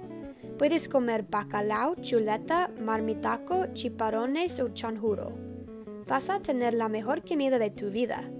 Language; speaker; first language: Spanish; non-native, learner; English